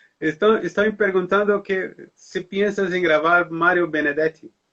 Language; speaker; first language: Spanish; non-native, learner; Portuguese